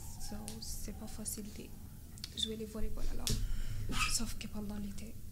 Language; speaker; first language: French; non-native, learner; Arabic